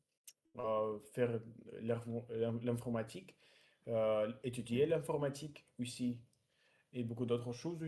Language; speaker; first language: French; non-native, learner; Russian